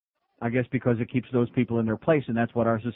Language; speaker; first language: English; native; English